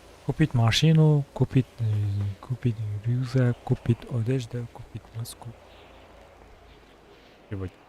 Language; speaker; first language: Russian; non-native, learner; Kara-Kalpak